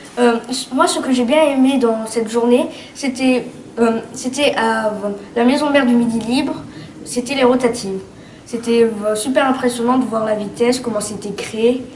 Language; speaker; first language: French; native; French